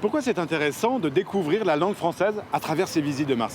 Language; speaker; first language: French; native; French